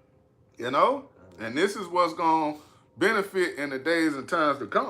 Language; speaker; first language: English; native; English